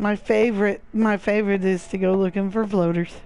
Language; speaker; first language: English; native; English